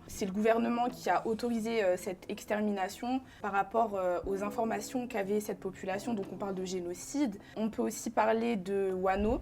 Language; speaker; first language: French; native; French